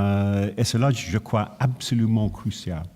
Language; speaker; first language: French; non-native, fluent; English